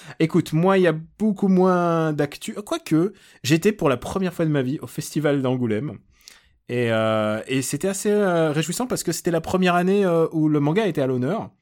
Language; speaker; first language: French; early bilingual, other home language; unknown